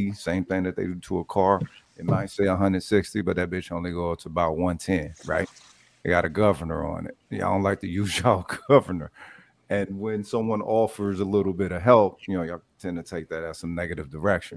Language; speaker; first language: English; native; English